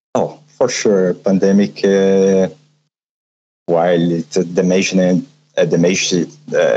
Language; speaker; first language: English; non-native, learner; Portuguese